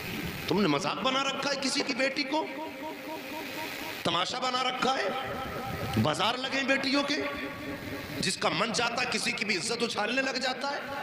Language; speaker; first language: Urdu; native; Urdu